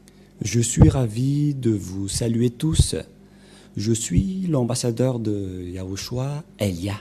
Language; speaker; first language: French; non-native, local second language; Malagasy